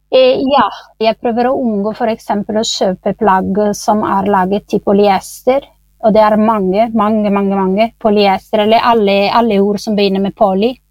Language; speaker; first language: Norwegian; non-native, fluent; Italian